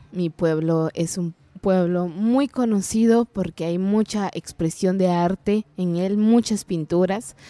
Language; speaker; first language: Spanish; non-native, local second language; Kaqchikel